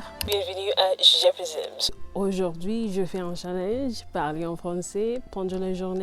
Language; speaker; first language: French; non-native, learner; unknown